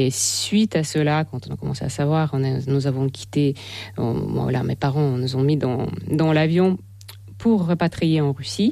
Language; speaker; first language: French; non-native, fluent; Russian